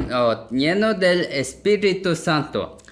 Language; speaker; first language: Spanish; non-native, learner; Korean